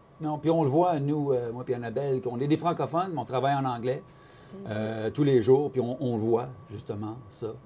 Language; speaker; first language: French; native; French